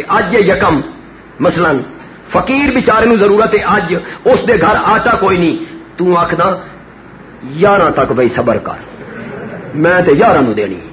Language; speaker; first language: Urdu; non-native, local second language; Punjabi